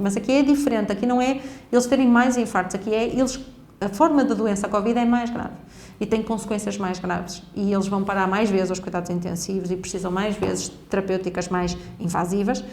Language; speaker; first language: Portuguese; native; Portuguese